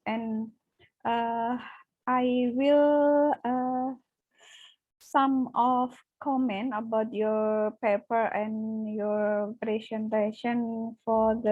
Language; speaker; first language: English; non-native, learner; Indonesian